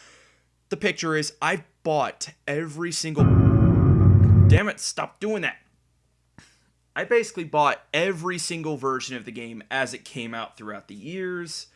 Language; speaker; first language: English; native; English